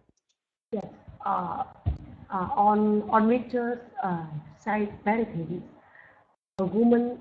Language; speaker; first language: English; non-native, learner; Vietnamese